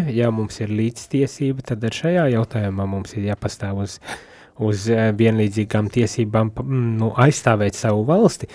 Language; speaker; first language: Latvian; native; Latvian